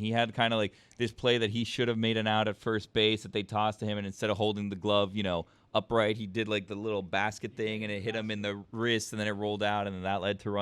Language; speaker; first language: English; native; English